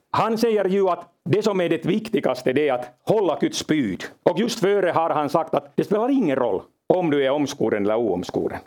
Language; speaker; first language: Swedish; non-native, local second language; Finnish